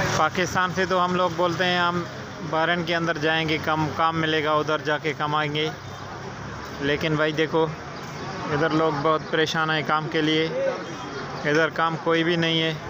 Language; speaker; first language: Urdu; non-native, local second language; Sindhi